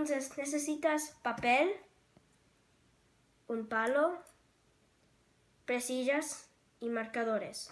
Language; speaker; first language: Spanish; non-native, learner; English